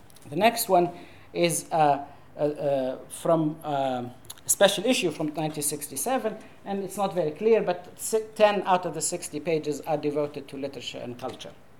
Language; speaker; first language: English; non-native, fluent; Arabic